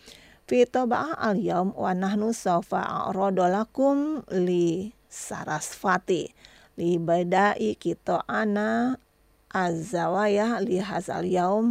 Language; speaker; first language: Arabic; non-native, fluent; Indonesian